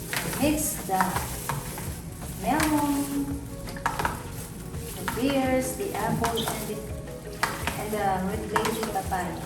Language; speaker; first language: English; non-native, learner; Filipino